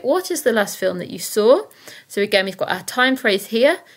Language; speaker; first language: English; native; English